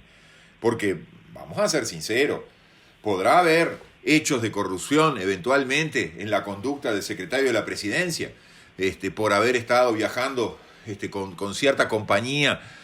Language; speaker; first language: Spanish; native; Spanish